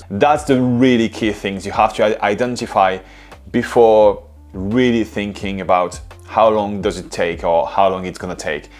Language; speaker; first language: English; non-native, fluent; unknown